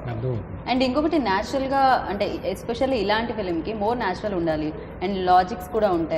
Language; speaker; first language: Telugu; native; Telugu